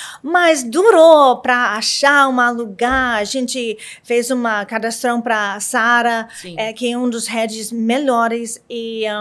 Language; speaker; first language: Portuguese; non-native, learner; English